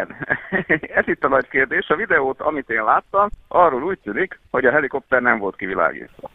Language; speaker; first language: Hungarian; native; Hungarian